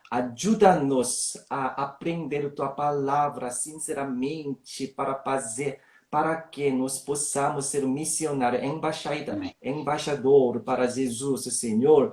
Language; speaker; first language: Portuguese; non-native, learner; Korean